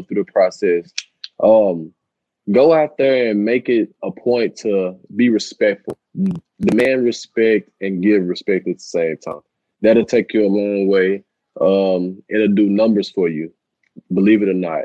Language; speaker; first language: English; native; English